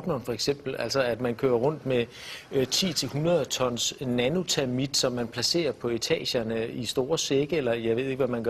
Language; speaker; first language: Danish; native; Danish